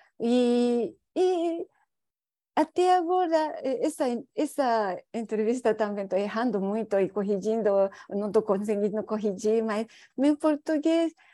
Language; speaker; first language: Portuguese; non-native, learner; Japanese